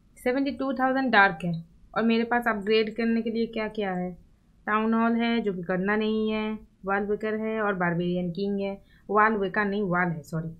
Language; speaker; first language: Hindi; non-native, local second language; Bangla